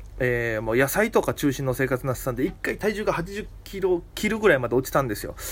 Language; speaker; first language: Japanese; native; Japanese